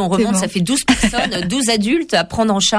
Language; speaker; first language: French; native; French